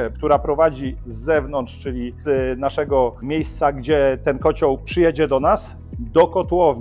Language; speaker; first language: Polish; native; Polish